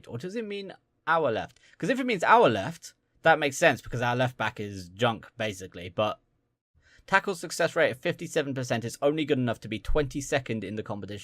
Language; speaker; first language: English; native; English